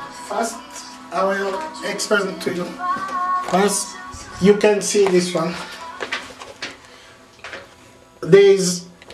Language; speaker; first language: English; non-native, fluent; Lingala